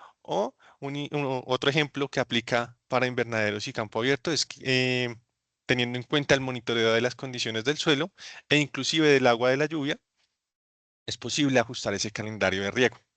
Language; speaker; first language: Spanish; native; Spanish